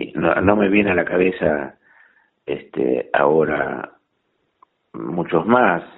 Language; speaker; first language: Spanish; native; Spanish